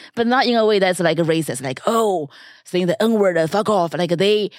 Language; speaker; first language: English; non-native, fluent; Chinese